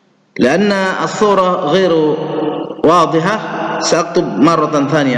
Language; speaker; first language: Arabic; non-native, fluent; Indonesian